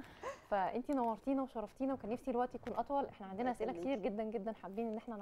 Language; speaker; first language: Arabic; native; Arabic